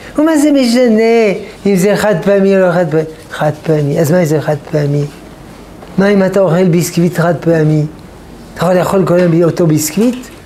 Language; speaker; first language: Hebrew; non-native, fluent; French